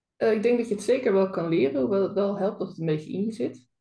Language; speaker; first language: Dutch; native; Dutch